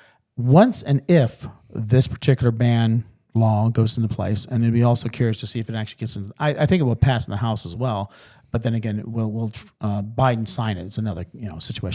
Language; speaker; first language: English; native; English